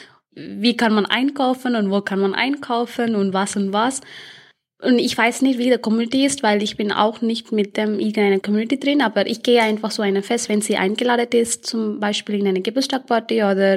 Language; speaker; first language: German; early bilingual, other home language; Tamil